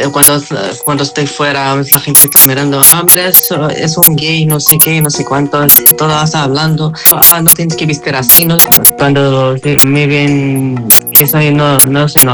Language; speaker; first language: Spanish; non-native, learner; Arabic